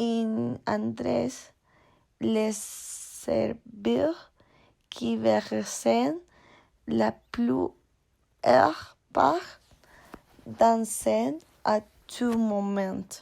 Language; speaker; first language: French; non-native, learner; Spanish